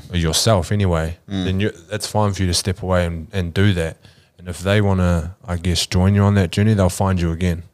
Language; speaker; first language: English; native; English